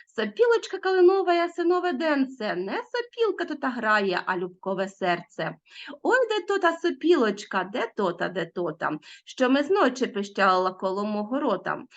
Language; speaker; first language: Ukrainian; native; Ukrainian